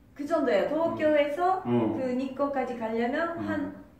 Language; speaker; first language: Korean; non-native, fluent; Japanese